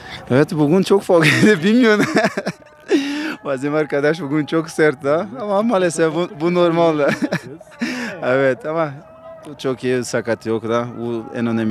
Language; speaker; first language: Turkish; non-native, learner; Portuguese